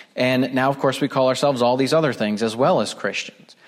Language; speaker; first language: English; native; English